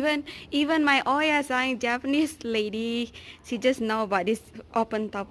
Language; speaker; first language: English; non-native, fluent; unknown